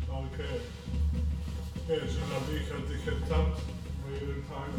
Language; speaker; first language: German; non-native, fluent; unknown